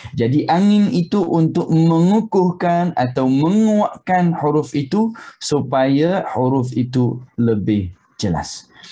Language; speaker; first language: Malay; non-native, fluent; Arabic